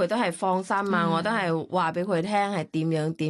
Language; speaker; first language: Cantonese; non-native, learner; Thai